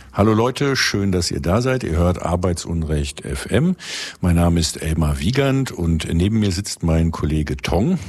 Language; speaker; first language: German; native; German